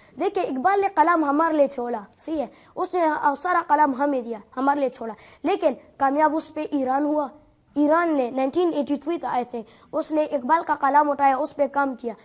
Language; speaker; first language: Urdu; non-native, local second language; Pashto